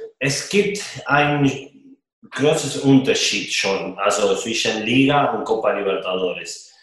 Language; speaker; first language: German; non-native, fluent; Spanish